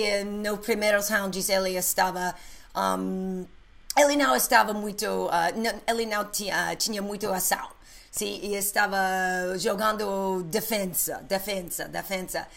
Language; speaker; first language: Portuguese; non-native, learner; English